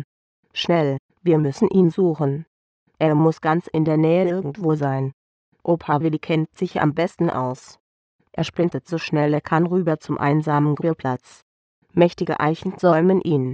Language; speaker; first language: German; native; German